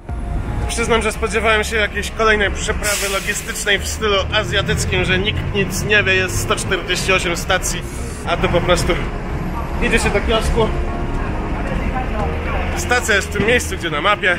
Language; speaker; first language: Polish; native; Polish